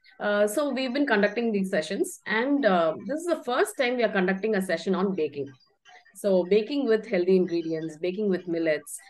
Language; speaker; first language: English; non-native, local second language; Tamil